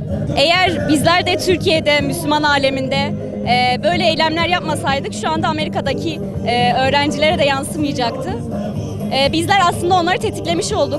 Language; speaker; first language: Turkish; native; Turkish